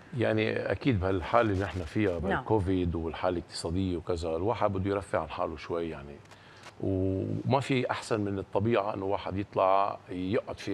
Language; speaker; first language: Arabic; native; Arabic